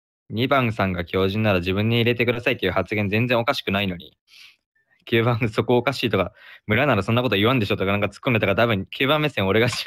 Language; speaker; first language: Japanese; native; Japanese